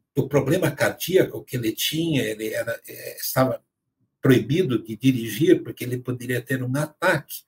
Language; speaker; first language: Portuguese; native; Portuguese